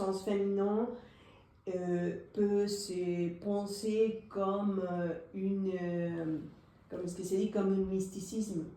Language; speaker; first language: French; non-native, fluent; Spanish